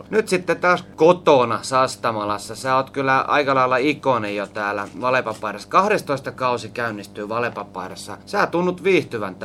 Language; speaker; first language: Finnish; native; Finnish